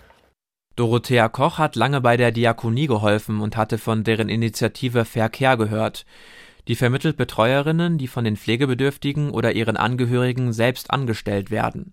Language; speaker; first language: German; native; German